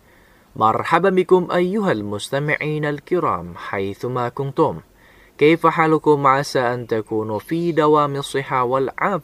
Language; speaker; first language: Arabic; non-native, fluent; Indonesian